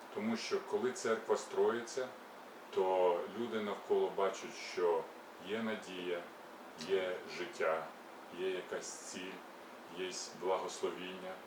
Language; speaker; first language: Ukrainian; native; Ukrainian